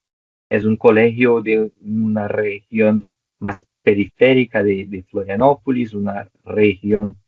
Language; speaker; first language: Spanish; non-native, local second language; Portuguese